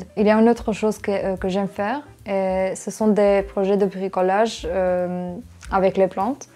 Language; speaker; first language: French; non-native, fluent; English